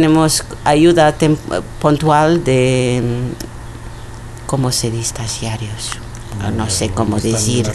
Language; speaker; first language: Spanish; non-native, learner; Portuguese